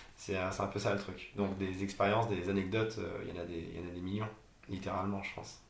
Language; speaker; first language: French; native; French